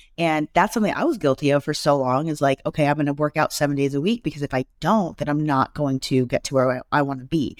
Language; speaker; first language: English; native; English